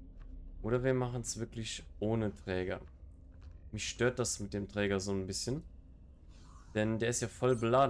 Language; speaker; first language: German; native; German